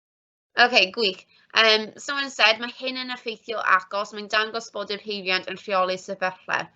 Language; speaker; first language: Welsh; non-native, fluent; English